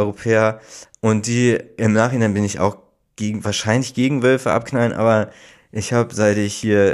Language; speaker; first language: German; native; German